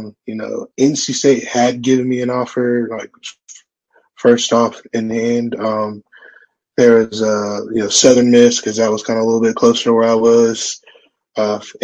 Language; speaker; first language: English; native; English